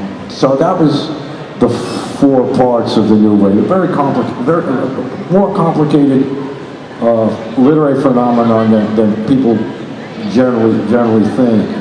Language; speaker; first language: English; native; English